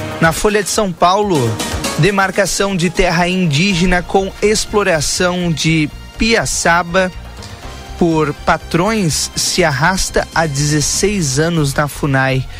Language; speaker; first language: Portuguese; native; Portuguese